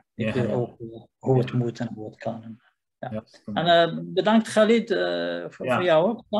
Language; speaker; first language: Dutch; non-native, fluent; Riffian